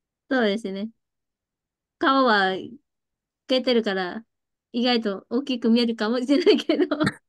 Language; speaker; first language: Japanese; non-native, fluent; Vietnamese